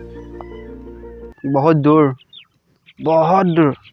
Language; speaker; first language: Hindi; non-native, local second language; Assamese